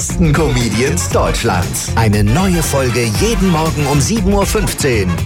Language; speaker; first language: German; native; German